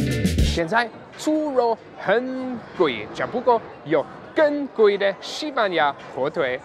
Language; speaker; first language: Chinese; non-native, fluent; German